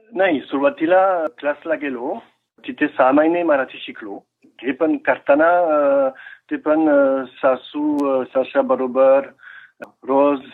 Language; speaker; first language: Marathi; non-native, fluent; French